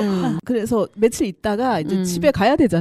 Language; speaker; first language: Korean; native; Korean